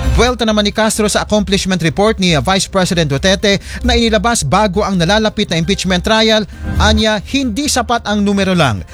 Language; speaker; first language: Filipino; native; Filipino